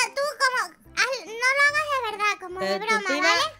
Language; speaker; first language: Spanish; native; Spanish